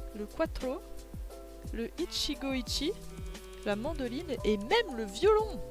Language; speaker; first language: French; native; French